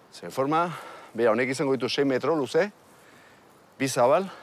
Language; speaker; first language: Basque; native; Basque